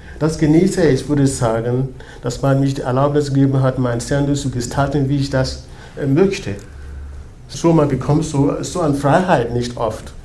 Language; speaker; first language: German; non-native, fluent; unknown